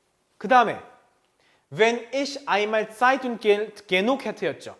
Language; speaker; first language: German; non-native, fluent; Korean